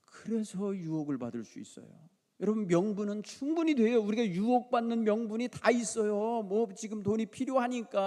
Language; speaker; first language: Korean; native; Korean